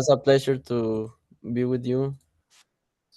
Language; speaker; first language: English; non-native, learner; Spanish